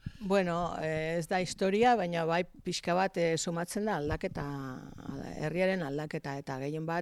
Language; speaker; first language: Basque; native; Basque